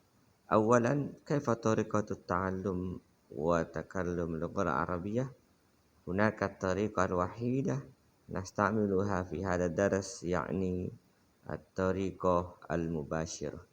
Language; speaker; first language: Arabic; non-native, fluent; Indonesian